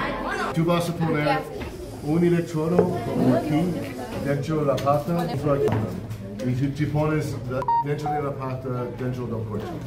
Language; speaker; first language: Spanish; non-native, fluent; English